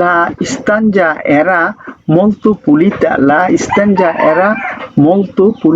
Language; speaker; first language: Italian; non-native, learner; Bangla